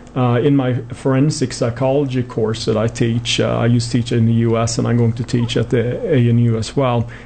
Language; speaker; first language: English; non-native, fluent; Swedish